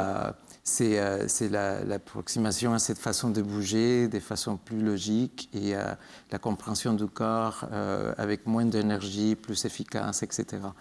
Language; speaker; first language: French; non-native, fluent; Spanish